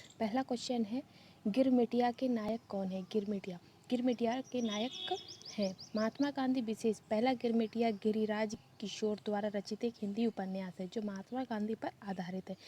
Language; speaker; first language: Hindi; native; Hindi